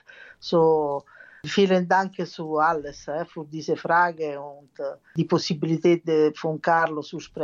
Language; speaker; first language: German; non-native, learner; Italian